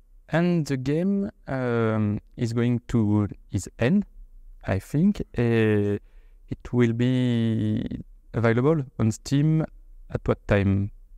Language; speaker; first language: English; non-native, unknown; French